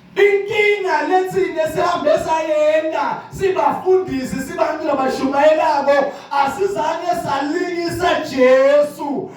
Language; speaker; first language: Zulu; non-native, local second language; Swati